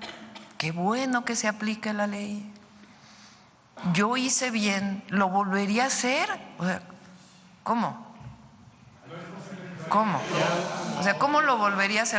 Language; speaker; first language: Spanish; native; Spanish